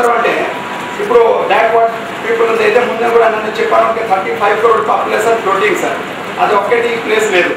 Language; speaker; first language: Telugu; non-native, local second language; Hindi